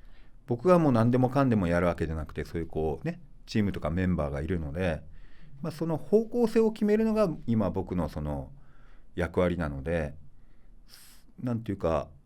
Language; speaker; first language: Japanese; native; Japanese